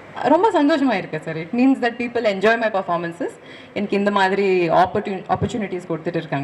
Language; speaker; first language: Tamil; non-native, learner; Kannada